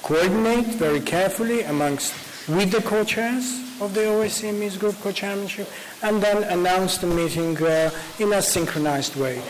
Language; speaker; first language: English; non-native, fluent; Armenian